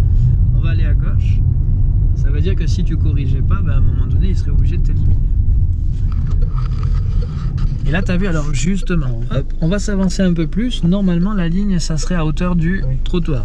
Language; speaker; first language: French; native; French